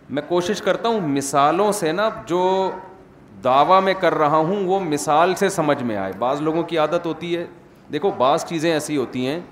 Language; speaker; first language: Urdu; native; Urdu